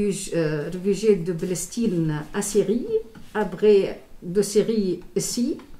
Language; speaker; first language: French; non-native, learner; Arabic